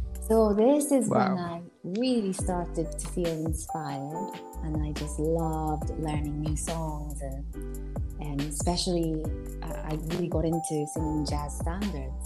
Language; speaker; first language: English; non-native, fluent; Japanese